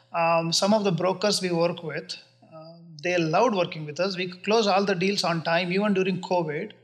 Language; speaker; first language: English; non-native, local second language; Kannada